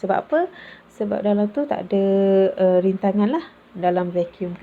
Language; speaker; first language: Malay; native; Malay